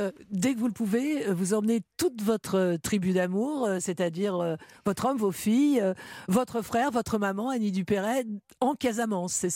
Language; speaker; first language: French; native; French